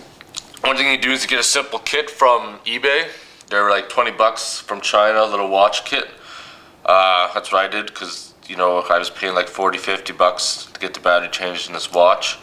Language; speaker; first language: English; native; English